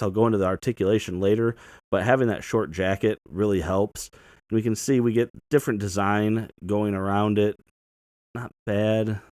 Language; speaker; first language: English; native; English